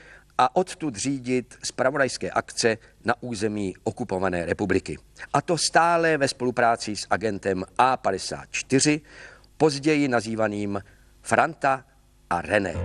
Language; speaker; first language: Czech; native; Czech